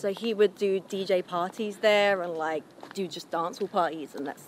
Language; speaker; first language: English; native; English